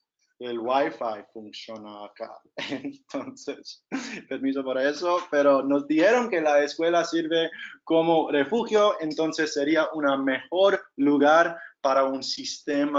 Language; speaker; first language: Spanish; non-native, fluent; English